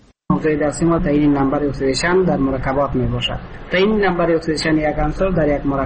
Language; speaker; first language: Persian; native; Persian